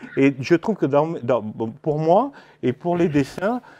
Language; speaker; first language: French; native; French